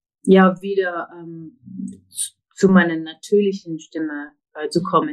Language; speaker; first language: German; non-native, fluent; English